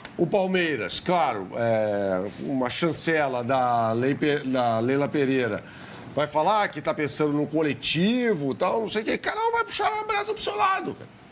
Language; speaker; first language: Portuguese; native; Portuguese